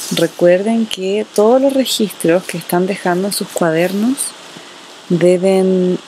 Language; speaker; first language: Spanish; native; Spanish